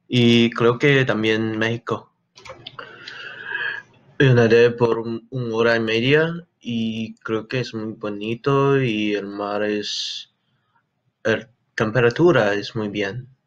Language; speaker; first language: Spanish; non-native, learner; English